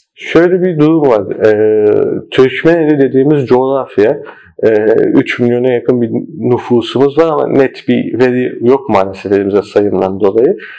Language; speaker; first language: Turkish; early bilingual, heritage; Turkish